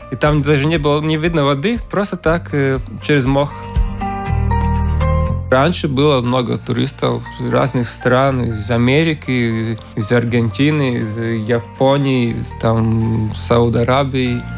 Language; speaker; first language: Russian; non-native, local second language; Latvian